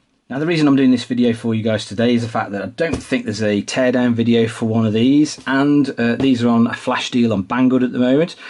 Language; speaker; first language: English; native; English